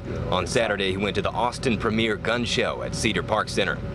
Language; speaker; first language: English; native; English